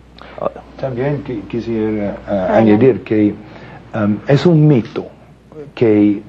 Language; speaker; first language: Spanish; non-native, fluent; English